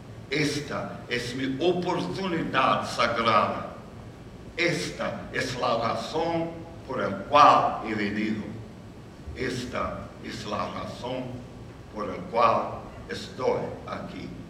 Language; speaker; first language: Spanish; non-native, learner; English